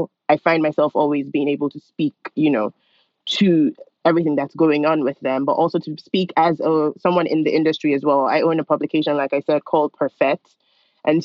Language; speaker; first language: English; non-native, local second language; Yoruba